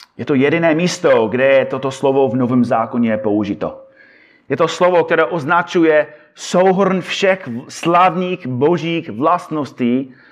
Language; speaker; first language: Czech; non-native, fluent; English